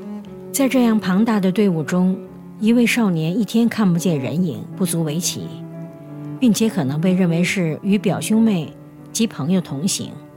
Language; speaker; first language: Chinese; native; Chinese